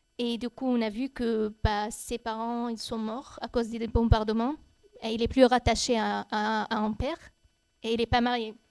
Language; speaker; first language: French; non-native, fluent; Arabic